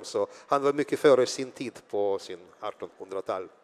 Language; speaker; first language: Swedish; non-native, fluent; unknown